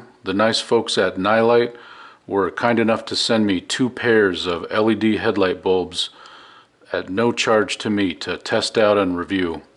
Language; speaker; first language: English; native; English